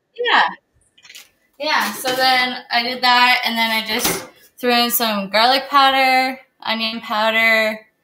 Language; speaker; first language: English; native; English